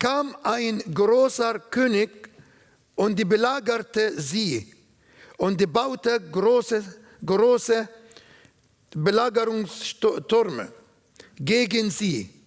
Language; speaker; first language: German; non-native, learner; Arabic